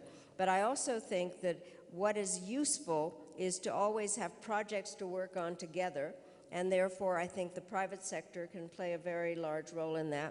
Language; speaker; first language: English; early bilingual, other home language; Czech